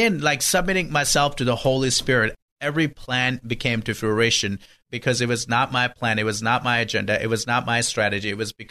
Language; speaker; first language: English; non-native, local second language; Urdu